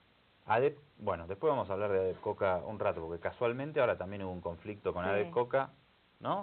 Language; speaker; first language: Spanish; native; Spanish